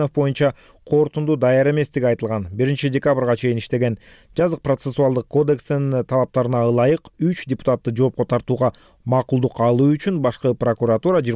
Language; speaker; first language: Kyrgyz; native; Kyrgyz